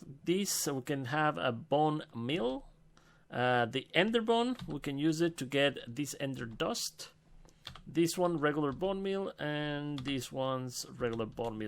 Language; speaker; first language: English; non-native, fluent; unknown